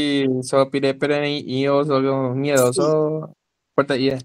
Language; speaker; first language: Spanish; native; Spanish